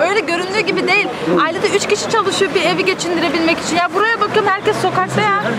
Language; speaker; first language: Turkish; early bilingual, heritage; Turkish